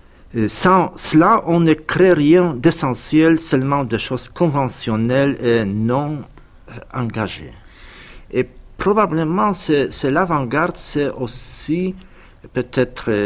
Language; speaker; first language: French; non-native, fluent; Polish